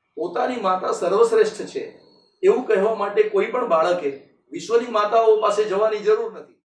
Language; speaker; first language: Gujarati; non-native, local second language; Kachhi